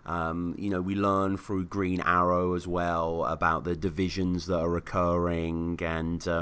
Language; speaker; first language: English; native; English